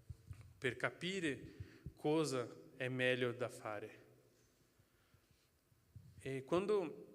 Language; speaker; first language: Italian; non-native, fluent; Portuguese